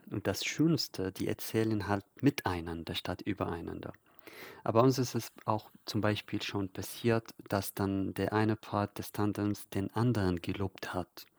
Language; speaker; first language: German; non-native, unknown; Arabic